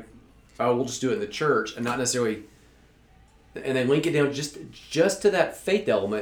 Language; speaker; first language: English; native; English